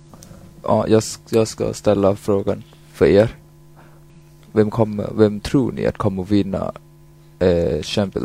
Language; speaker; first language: Swedish; non-native, fluent; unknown